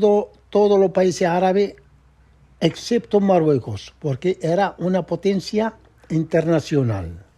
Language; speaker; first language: Spanish; non-native, fluent; Arabic